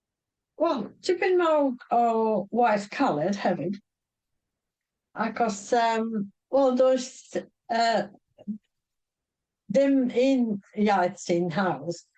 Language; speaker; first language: Welsh; non-native, fluent; English